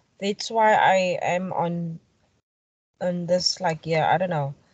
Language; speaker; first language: English; non-native, local second language; Afrikaans